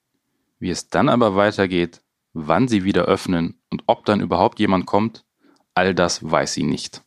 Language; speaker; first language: German; native; German